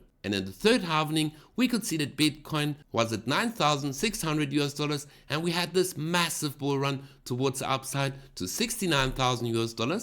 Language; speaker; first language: English; non-native, fluent; German